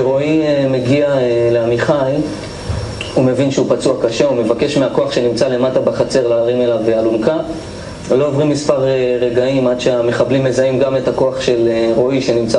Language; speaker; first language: Hebrew; native; Hebrew